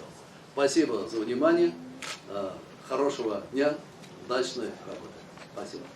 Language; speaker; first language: Russian; native; Russian